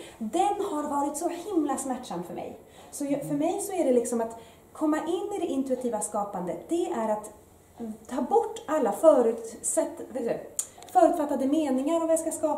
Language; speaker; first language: Swedish; early bilingual, other home language; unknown